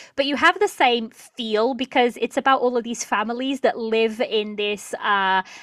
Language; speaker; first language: English; early bilingual, other home language; Portuguese